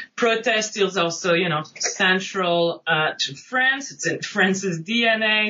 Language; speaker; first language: English; non-native, fluent; French